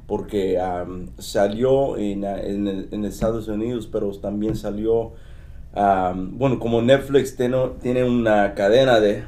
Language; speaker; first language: Spanish; early bilingual, heritage; Spanish